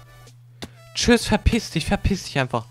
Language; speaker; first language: German; native; German